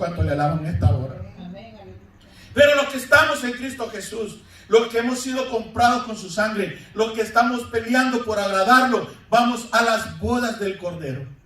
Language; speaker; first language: Spanish; native; Spanish